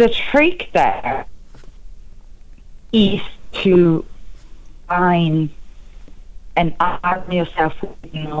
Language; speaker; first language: English; non-native, fluent; Italian